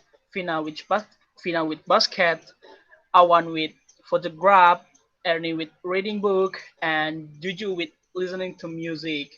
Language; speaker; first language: English; non-native, learner; Indonesian